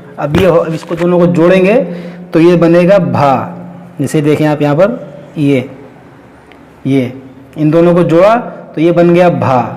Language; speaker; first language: Hindi; native; Hindi